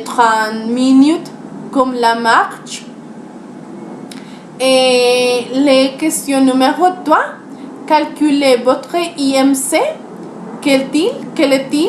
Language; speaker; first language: French; non-native, learner; Spanish